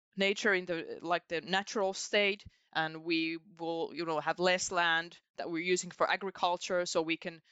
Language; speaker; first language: English; non-native, fluent; Finnish